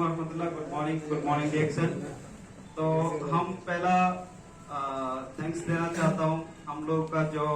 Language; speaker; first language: Hindi; non-native, learner; Bangla